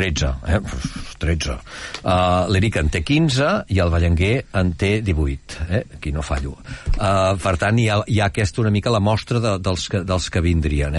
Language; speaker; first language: Catalan; native; Catalan